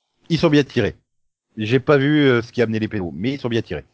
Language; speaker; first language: French; native; French